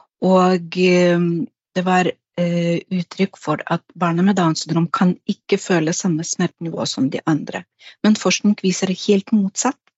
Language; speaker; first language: Norwegian; non-native, fluent; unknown